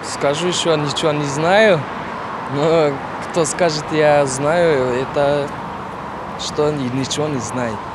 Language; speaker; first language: Russian; non-native, learner; Kyrgyz